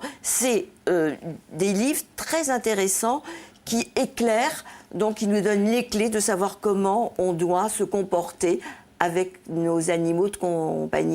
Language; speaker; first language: French; native; French